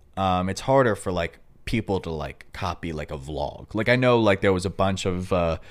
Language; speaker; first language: English; native; English